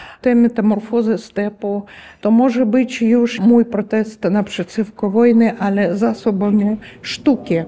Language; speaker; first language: Polish; non-native, learner; Ukrainian